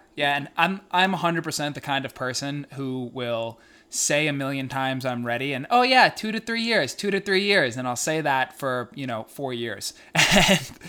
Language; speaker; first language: English; native; English